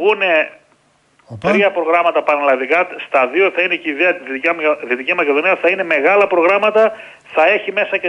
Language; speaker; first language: Greek; native; Greek